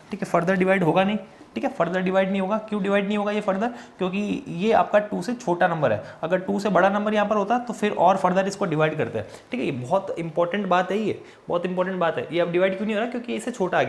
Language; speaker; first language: Hindi; native; Hindi